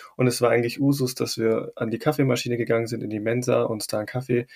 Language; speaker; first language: German; native; German